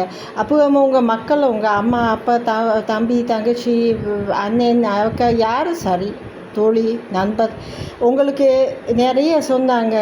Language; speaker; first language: Tamil; non-native, learner; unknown